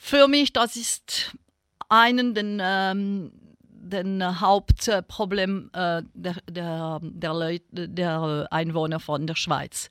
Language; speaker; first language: German; non-native, local second language; French